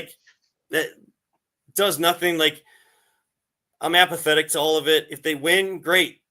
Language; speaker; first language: English; native; English